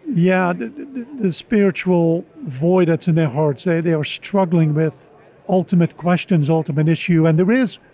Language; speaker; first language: English; non-native, fluent; Dutch